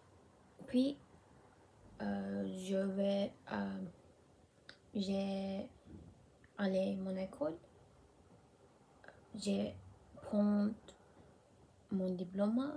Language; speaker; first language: French; non-native, learner; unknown